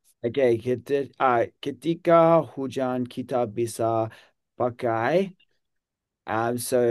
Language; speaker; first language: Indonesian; non-native, learner; English